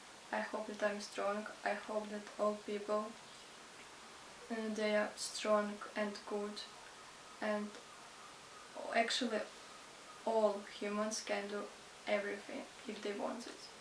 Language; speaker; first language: English; non-native, learner; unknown